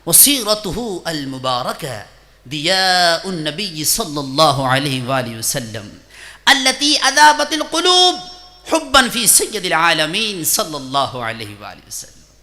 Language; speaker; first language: Arabic; non-native, fluent; Urdu